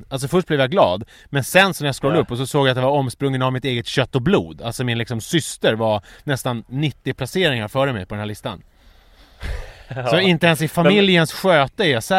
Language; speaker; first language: Swedish; native; Swedish